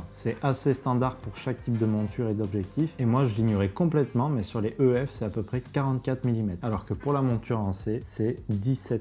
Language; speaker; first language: French; native; French